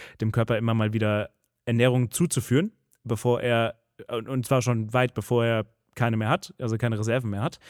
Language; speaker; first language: German; native; German